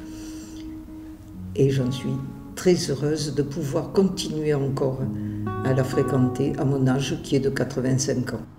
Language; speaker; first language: French; native; French